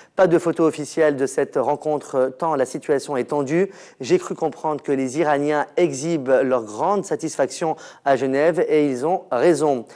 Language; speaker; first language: French; non-native, local second language; Arabic